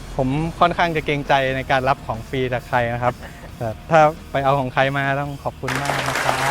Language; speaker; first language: Thai; native; Thai